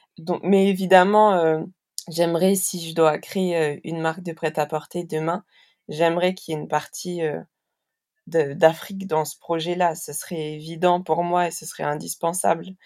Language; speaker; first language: French; native; French